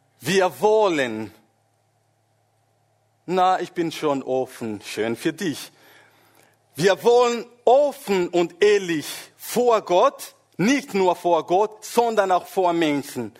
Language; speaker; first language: German; non-native, fluent; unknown